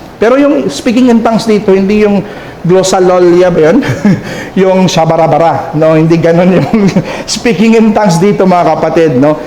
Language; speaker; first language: Filipino; non-native, local second language; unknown